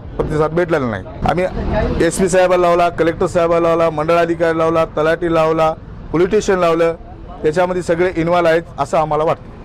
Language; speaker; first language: Marathi; native; Marathi